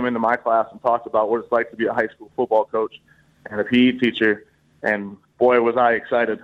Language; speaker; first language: English; native; English